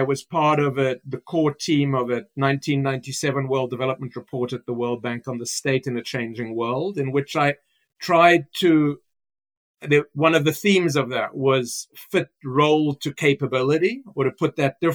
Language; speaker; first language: English; native; English